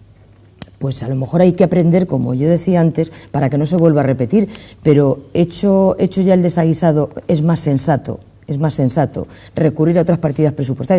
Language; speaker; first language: Spanish; native; Spanish